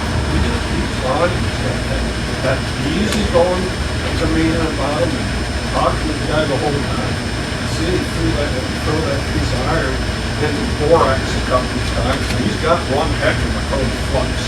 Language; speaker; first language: English; native; English